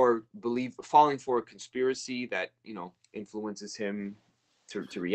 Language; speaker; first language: English; native; English